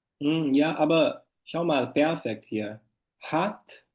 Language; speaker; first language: German; non-native, fluent; Portuguese